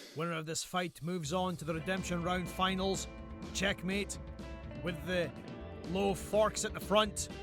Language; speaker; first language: English; native; English